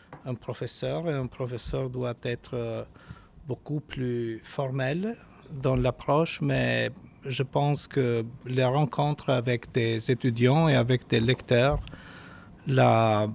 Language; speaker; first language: French; non-native, fluent; Albanian